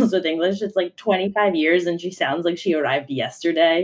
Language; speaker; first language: English; non-native, fluent; Italian